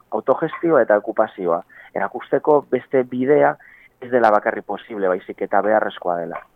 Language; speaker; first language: Basque; non-native, fluent; Galician